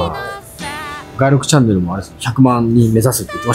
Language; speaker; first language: Japanese; native; Japanese